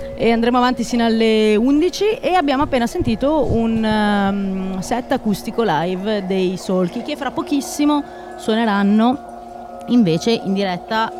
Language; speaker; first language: Italian; native; Italian